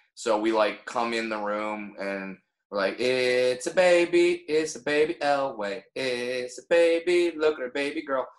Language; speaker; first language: English; native; English